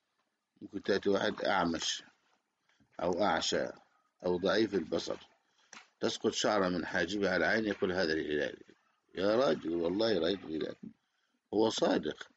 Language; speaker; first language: Arabic; native; Arabic